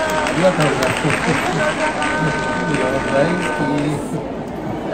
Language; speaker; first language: Japanese; non-native, fluent; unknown